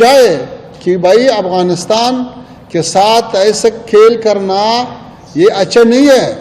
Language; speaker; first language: Hindi; non-native, fluent; Pashto